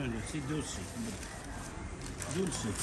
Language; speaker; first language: Spanish; non-native, learner; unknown